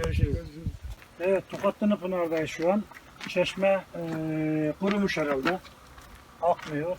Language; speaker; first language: Turkish; native; Turkish